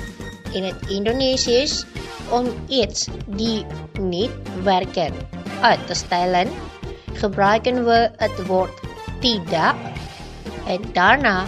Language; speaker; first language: Dutch; non-native, learner; Indonesian